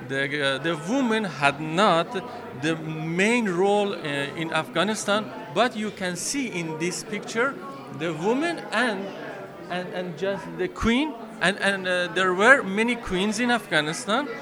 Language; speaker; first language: English; non-native, fluent; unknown